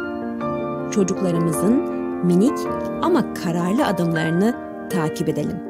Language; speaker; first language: Turkish; native; Turkish